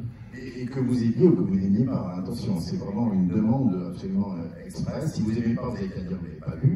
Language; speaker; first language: French; native; French